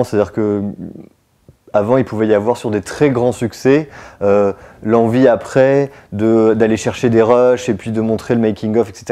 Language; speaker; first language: French; native; French